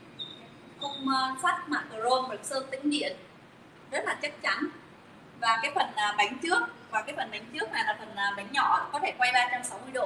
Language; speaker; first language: Vietnamese; native; Vietnamese